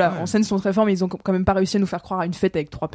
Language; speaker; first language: French; native; French